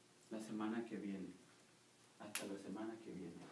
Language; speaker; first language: Spanish; native; Spanish